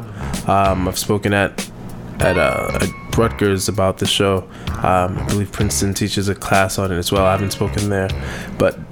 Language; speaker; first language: English; native; English